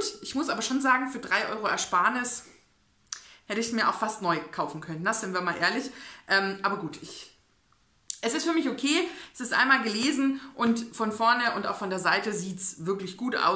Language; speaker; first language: German; native; German